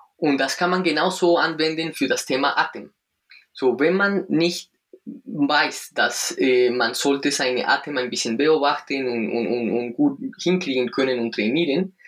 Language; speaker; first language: German; non-native, fluent; Spanish